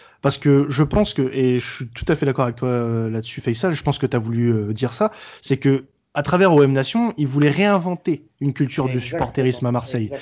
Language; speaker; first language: French; native; French